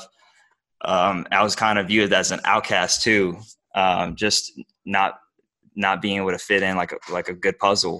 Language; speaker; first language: English; early bilingual, other home language; Bosnian